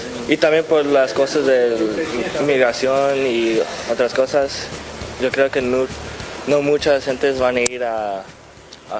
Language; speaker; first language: Spanish; early bilingual, heritage; Spanish